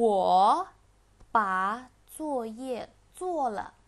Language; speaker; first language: Chinese; non-native, fluent; Indonesian